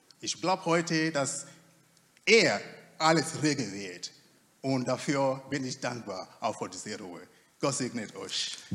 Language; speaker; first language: German; non-native, fluent; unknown